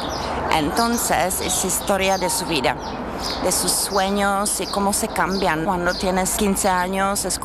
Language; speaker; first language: Spanish; non-native, fluent; Czech